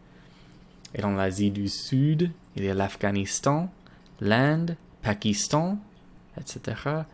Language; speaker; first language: French; non-native, learner; English